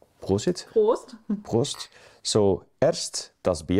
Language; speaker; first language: German; non-native, learner; Dutch